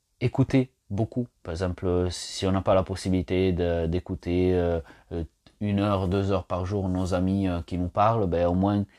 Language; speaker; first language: French; non-native, fluent; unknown